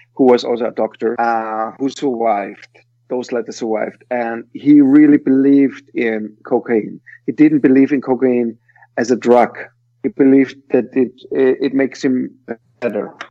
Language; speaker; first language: English; non-native, fluent; German